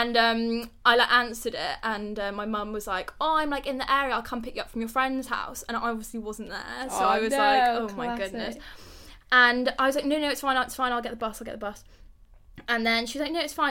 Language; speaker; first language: English; native; English